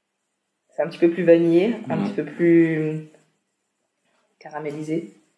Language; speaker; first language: French; native; French